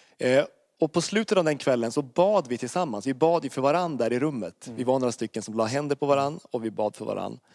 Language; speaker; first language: Swedish; native; Swedish